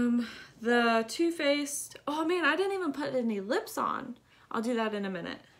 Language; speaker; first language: English; native; English